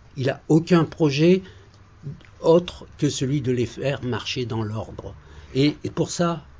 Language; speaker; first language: French; native; French